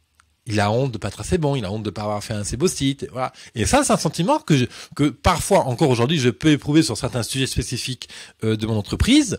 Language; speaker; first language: French; native; French